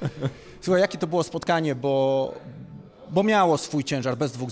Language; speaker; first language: Polish; native; Polish